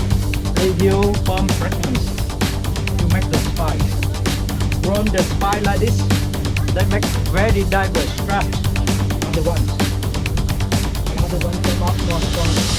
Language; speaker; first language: English; non-native, learner; Vietnamese